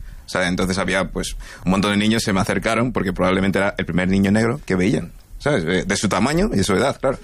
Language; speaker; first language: Spanish; early bilingual, other home language; English